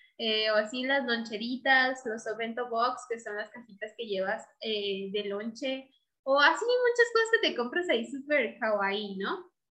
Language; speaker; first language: Spanish; native; Spanish